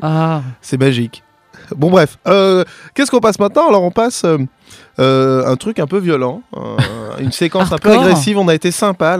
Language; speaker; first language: French; native; French